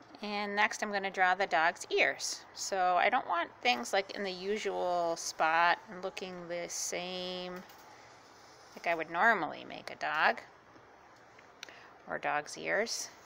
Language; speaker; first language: English; native; English